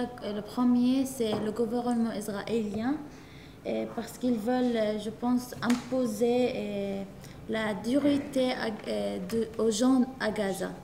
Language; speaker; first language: French; non-native, fluent; Arabic